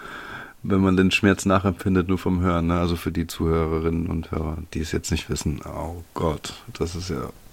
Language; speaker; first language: German; native; German